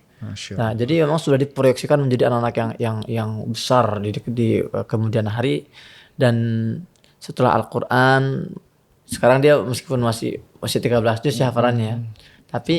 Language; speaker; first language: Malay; non-native, fluent; Arabic